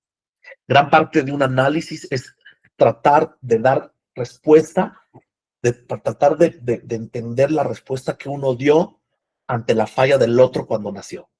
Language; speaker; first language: Spanish; native; Spanish